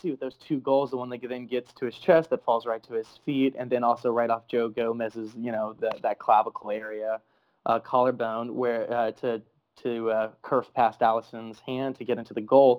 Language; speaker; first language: English; native; English